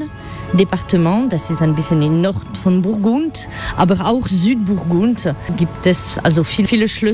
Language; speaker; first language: German; non-native, fluent; French